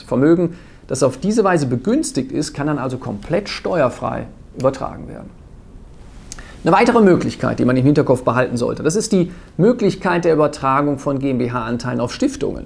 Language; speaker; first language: German; native; German